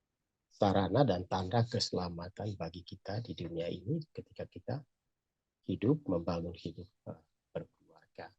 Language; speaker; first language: Indonesian; native; Indonesian